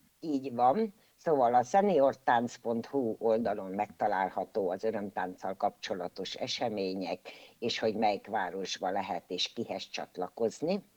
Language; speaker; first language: Hungarian; native; Hungarian